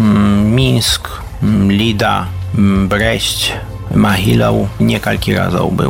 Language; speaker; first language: Russian; non-native, learner; Polish